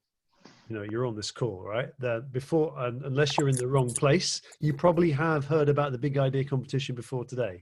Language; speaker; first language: English; native; English